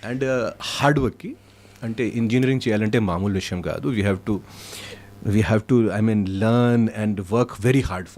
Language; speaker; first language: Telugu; non-native, fluent; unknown